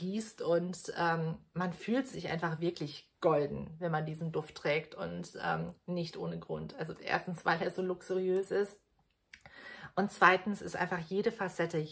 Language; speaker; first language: German; native; German